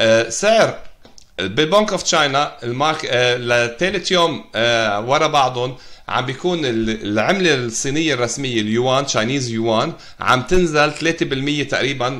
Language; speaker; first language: Arabic; native; Arabic